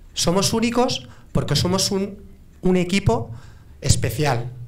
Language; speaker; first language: Spanish; native; Spanish